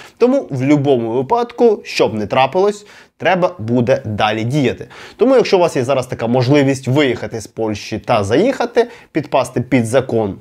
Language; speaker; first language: Ukrainian; non-native, local second language; Russian